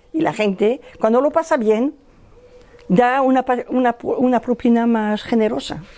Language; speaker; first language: Spanish; non-native, fluent; French